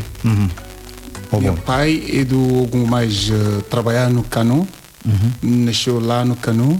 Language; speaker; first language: Portuguese; non-native, learner; Yoruba